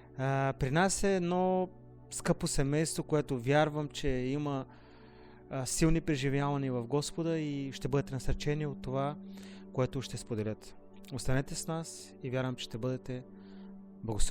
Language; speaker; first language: Bulgarian; native; Bulgarian